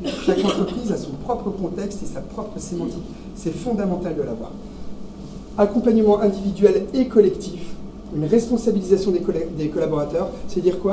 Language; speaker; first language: French; native; French